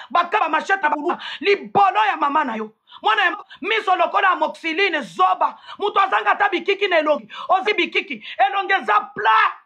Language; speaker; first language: Lingala; non-native, local second language; Swahili